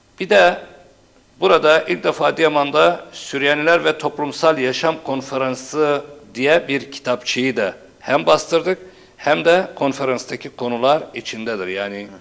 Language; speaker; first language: Turkish; non-native, local second language; Turoyo